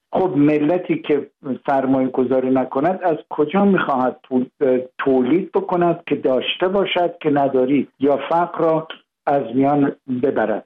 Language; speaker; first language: Persian; native; Persian